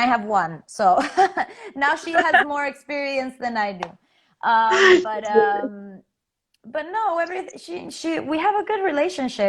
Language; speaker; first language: English; non-native, fluent; Spanish